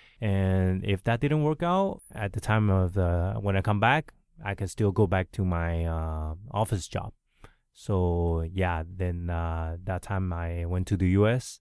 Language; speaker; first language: English; early bilingual, other home language; Chinese